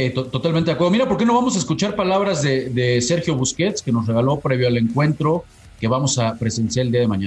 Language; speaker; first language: Spanish; native; Spanish